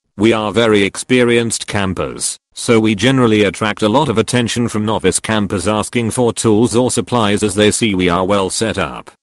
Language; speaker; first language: English; early bilingual, other home language; Serbian